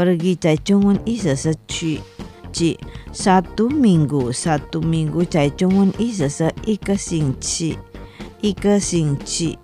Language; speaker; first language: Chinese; non-native, fluent; Indonesian